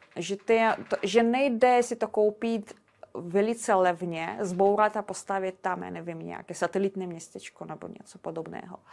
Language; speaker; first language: Czech; non-native, fluent; Russian